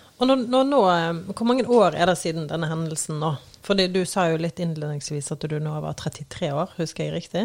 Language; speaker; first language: Norwegian; native; Norwegian